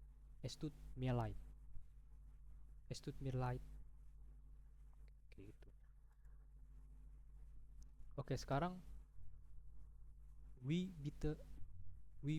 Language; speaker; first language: German; non-native, fluent; Indonesian